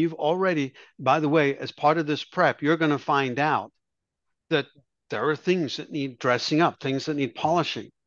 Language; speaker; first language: English; native; English